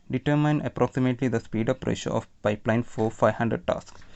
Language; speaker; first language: English; non-native, local second language; Malayalam